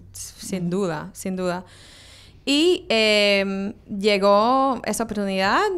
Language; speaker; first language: Spanish; non-native, fluent; English